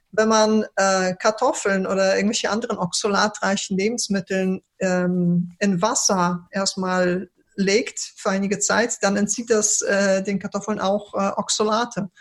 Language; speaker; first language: German; early bilingual, other home language; Polish